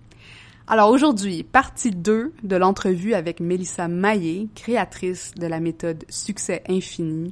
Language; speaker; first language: French; native; French